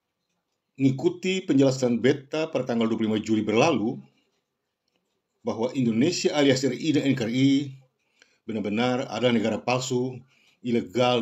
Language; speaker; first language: Indonesian; native; Indonesian